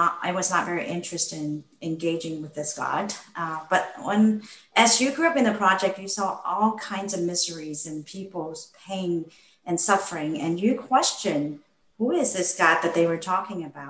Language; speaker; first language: English; non-native, local second language; Cantonese